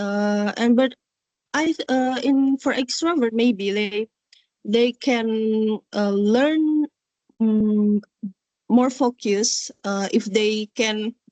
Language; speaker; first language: English; non-native, learner; Indonesian